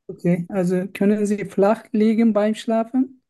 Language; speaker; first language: German; non-native, learner; Turkish